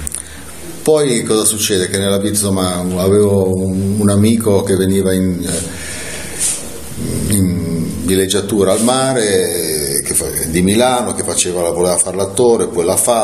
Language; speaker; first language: Italian; native; Italian